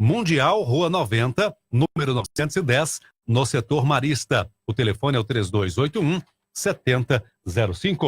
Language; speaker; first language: Portuguese; native; Portuguese